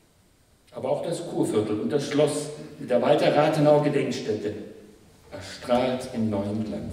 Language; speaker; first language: German; native; German